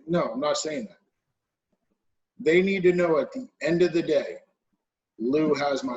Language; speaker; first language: English; native; English